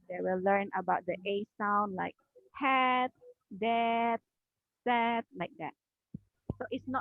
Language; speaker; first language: English; non-native, learner; Indonesian